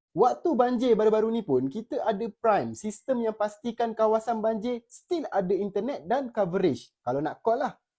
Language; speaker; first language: Malay; native; Malay